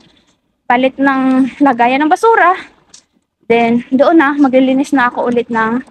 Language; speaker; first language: Filipino; native; Filipino